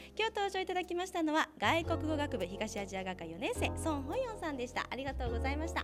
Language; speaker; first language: Japanese; native; Japanese